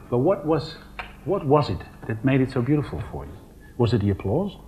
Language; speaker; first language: English; non-native, fluent; Dutch